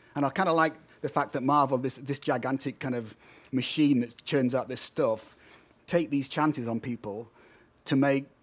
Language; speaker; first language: English; native; English